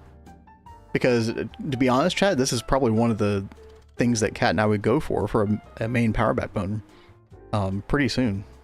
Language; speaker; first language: English; native; English